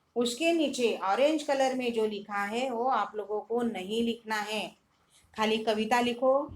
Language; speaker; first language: Hindi; non-native, local second language; Marathi